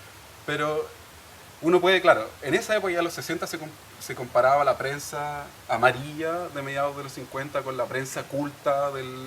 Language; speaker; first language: Spanish; native; Spanish